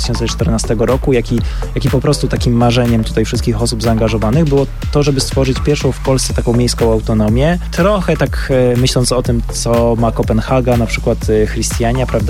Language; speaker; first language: Polish; native; Polish